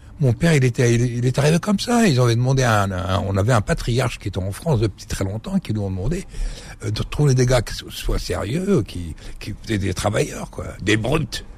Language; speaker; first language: French; early bilingual, other home language; Arabic